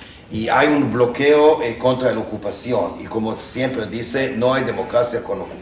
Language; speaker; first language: Spanish; non-native, fluent; Hebrew